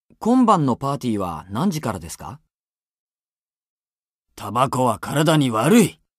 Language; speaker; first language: Japanese; native; Japanese